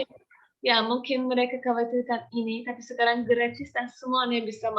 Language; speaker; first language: Indonesian; non-native, learner; Turkish